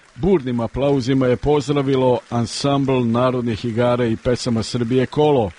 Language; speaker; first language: Serbian; early bilingual, heritage; Serbian